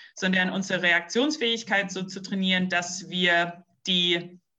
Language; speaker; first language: German; early bilingual, other home language; English